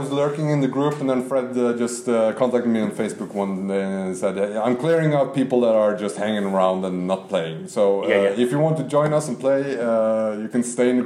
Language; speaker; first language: English; non-native, fluent; Norwegian